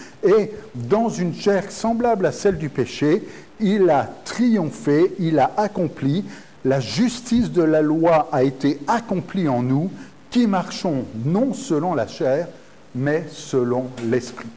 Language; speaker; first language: French; native; French